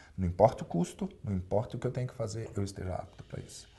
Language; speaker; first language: Portuguese; native; Portuguese